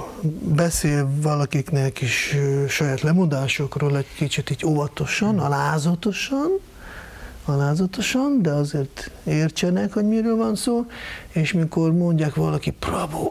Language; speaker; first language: Hungarian; non-native, fluent; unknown